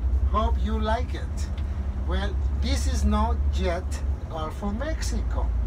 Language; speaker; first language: English; non-native, fluent; Spanish